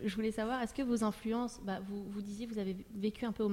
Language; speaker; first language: French; native; French